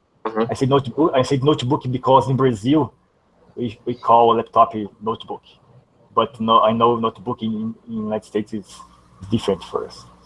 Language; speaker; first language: English; non-native, learner; Portuguese